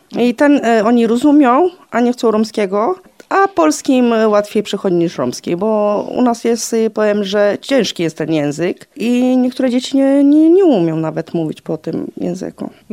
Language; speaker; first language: Polish; non-native, local second language; Romany